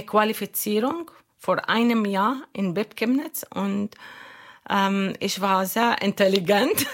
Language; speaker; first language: German; non-native, learner; Arabic